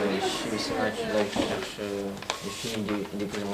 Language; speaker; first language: French; non-native, local second language; Comorian